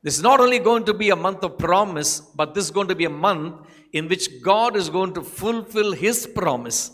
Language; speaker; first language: English; non-native, local second language; Tamil